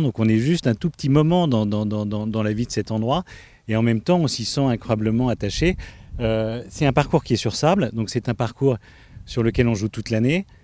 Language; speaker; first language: French; native; French